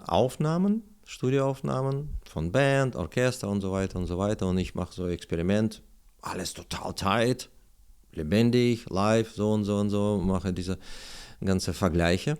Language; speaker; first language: German; non-native, learner; Russian